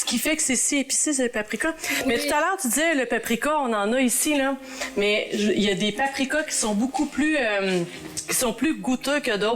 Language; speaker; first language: French; native; French